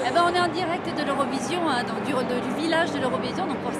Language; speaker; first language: French; native; French